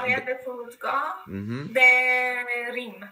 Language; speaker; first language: Persian; native; Persian